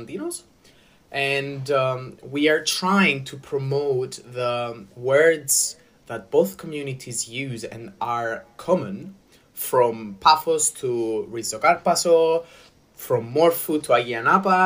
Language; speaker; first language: English; non-native, fluent; Greek